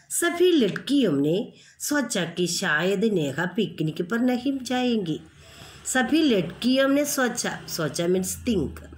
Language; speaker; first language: Hindi; non-native, local second language; Malayalam